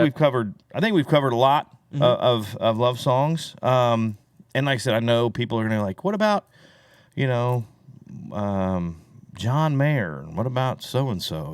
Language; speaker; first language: English; native; English